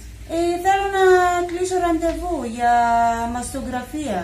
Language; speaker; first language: Greek; non-native, learner; Cebuano